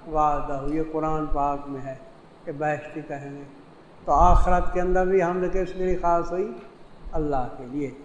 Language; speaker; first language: Urdu; non-native, local second language; Saraiki